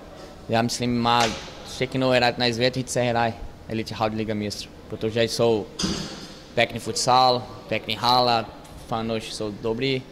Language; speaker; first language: Czech; non-native, learner; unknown